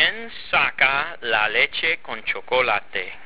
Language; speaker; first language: Spanish; non-native, fluent; English